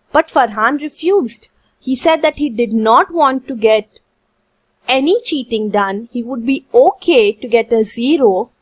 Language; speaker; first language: English; non-native, local second language; Hindi